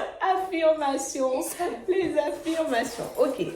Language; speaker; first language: French; native; French